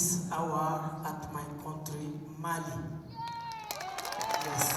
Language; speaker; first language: English; non-native, learner; Bambara